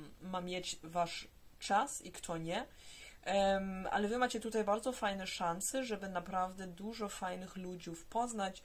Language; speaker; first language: Polish; early bilingual, heritage; Polish